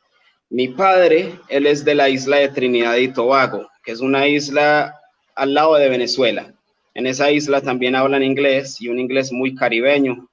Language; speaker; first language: Spanish; native; Spanish